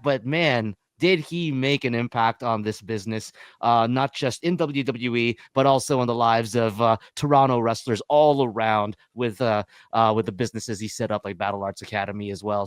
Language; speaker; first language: English; native; English